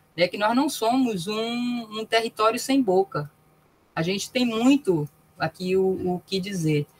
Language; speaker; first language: Portuguese; native; Portuguese